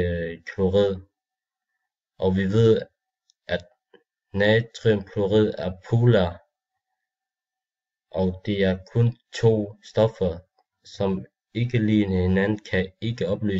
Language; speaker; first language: Danish; non-native, learner; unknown